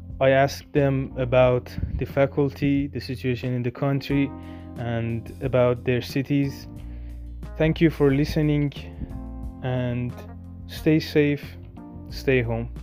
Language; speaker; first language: English; non-native, local second language; Turkish